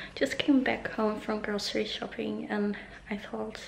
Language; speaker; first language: English; non-native, fluent; Dutch